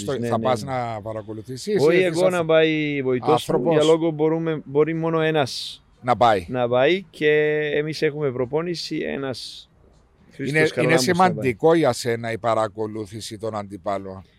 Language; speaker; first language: Greek; non-native, learner; Serbian